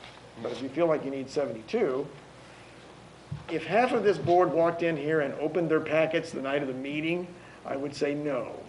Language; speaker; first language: English; native; English